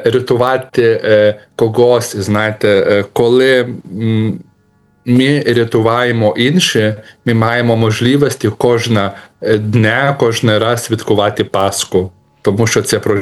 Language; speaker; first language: Ukrainian; non-native, learner; Lithuanian